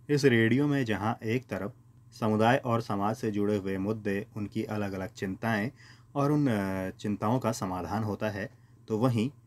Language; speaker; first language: Hindi; native; Hindi